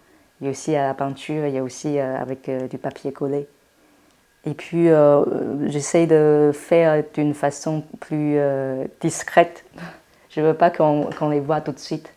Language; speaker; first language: French; non-native, fluent; Chinese